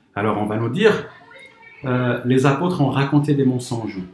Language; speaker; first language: French; non-native, local second language; Arabic